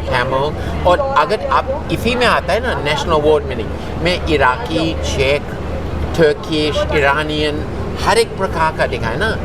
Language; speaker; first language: Hindi; non-native, learner; English